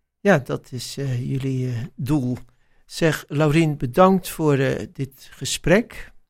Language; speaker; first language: Dutch; native; Dutch